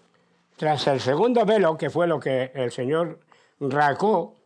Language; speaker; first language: Spanish; native; Spanish